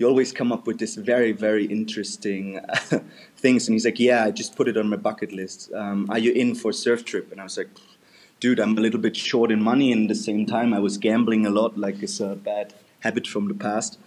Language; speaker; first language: English; non-native, fluent; German